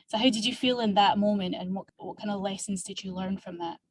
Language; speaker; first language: English; native; English